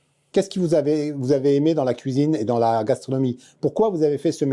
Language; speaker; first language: French; native; French